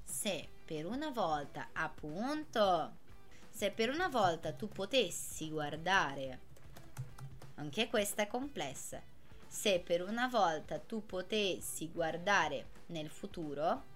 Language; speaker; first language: Italian; non-native, fluent; Portuguese